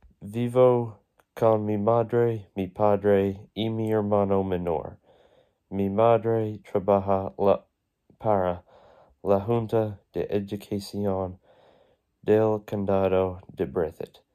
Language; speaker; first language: Spanish; non-native, learner; English